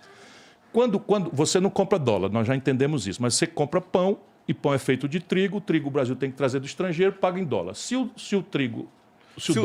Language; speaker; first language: Portuguese; native; Portuguese